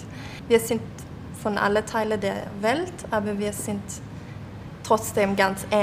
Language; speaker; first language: German; non-native, learner; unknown